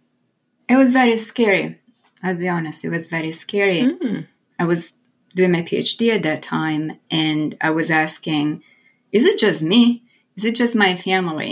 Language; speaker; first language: English; non-native, fluent; Italian